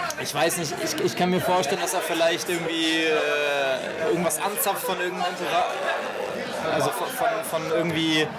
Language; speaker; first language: German; native; German